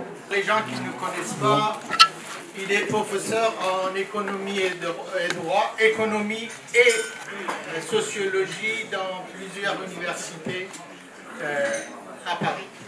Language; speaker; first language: French; non-native, fluent; Persian